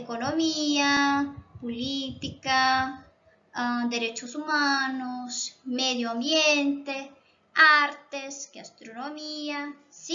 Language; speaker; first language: Spanish; non-native, local second language; Portuguese